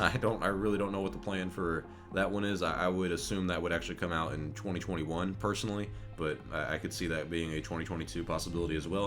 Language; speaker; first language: English; native; English